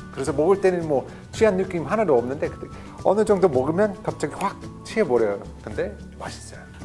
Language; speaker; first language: Korean; non-native, fluent; English